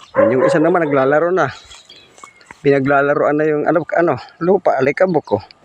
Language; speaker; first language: Filipino; non-native, local second language; Bikol